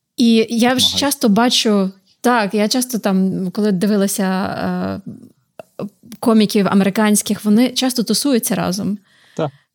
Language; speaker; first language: Ukrainian; native; Ukrainian